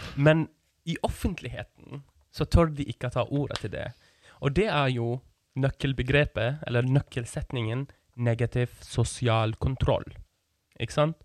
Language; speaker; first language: Norwegian; non-native, fluent; Kurdish